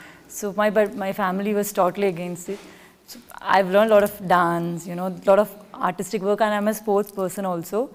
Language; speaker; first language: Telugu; non-native, learner; Malayalam